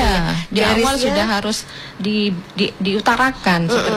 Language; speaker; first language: Indonesian; native; Indonesian